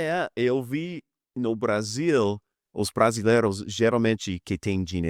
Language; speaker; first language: Portuguese; non-native, fluent; English